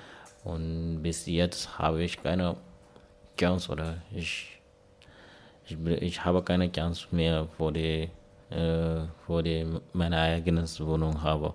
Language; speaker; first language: German; non-native, learner; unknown